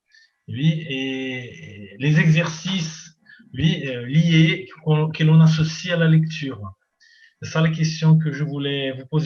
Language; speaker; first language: French; non-native, fluent; Portuguese